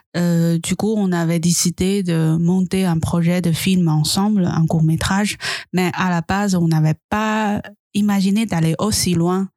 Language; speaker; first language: French; non-native, fluent; Chinese